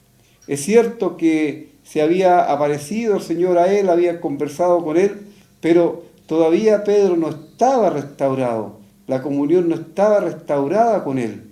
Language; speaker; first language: Spanish; native; Spanish